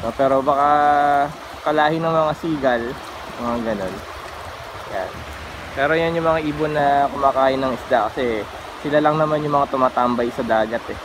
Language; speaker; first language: Filipino; native; Filipino